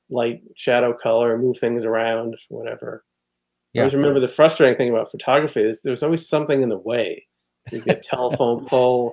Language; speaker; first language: English; native; English